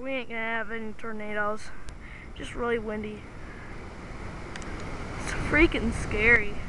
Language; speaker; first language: English; native; English